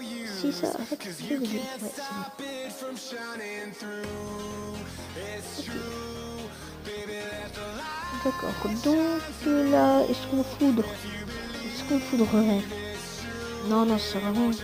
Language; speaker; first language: French; native; French